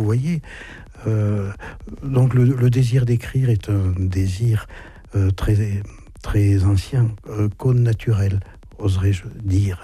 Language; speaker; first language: French; native; French